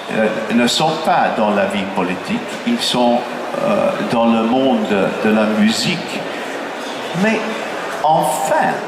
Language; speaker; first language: French; non-native, fluent; English